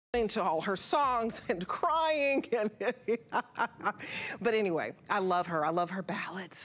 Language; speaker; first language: English; native; English